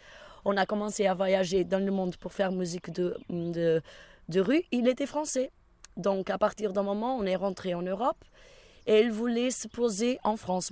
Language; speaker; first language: French; non-native, fluent; Portuguese